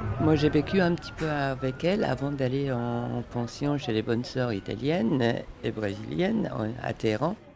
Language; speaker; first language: French; non-native, fluent; Persian